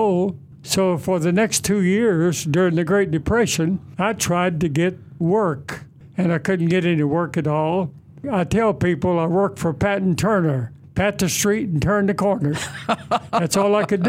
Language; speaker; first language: English; native; English